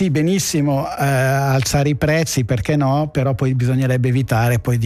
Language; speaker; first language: Italian; native; Italian